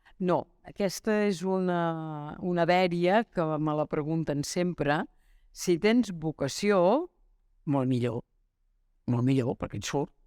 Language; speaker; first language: Catalan; native; Catalan